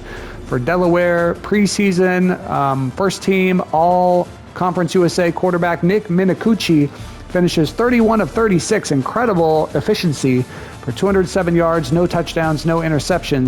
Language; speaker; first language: English; native; English